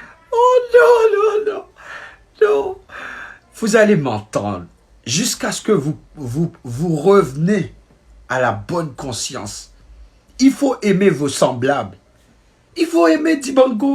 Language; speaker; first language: French; non-native, local second language; Haitian Creole